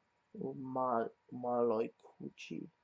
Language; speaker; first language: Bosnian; non-native, learner; English